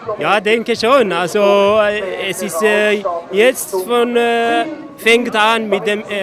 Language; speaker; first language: German; non-native, learner; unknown